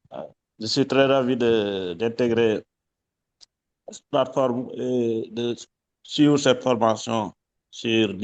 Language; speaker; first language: French; non-native, local second language; Wolof